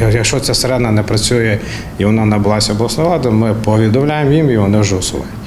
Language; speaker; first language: Ukrainian; native; Ukrainian